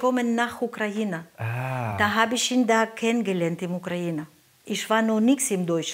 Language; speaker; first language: German; non-native, learner; Russian